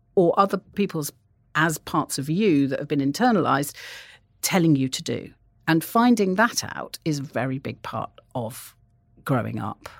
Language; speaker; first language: English; native; English